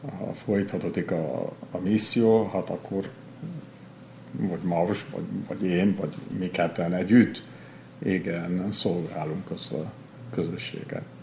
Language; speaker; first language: Hungarian; non-native, fluent; English